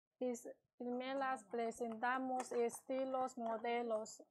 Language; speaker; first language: Spanish; non-native, learner; Chinese